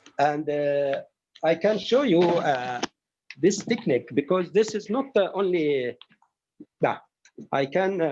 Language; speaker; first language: English; non-native, learner; Arabic